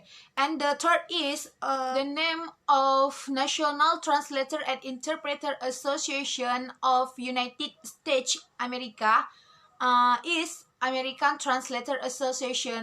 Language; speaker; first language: English; non-native, learner; Indonesian